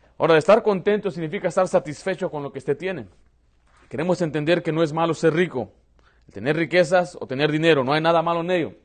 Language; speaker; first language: Spanish; early bilingual, heritage; Spanish